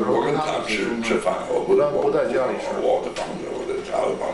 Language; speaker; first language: Chinese; non-native, local second language; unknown